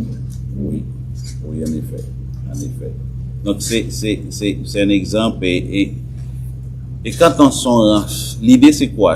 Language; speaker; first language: French; native; French